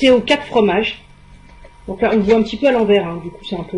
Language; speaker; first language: French; native; French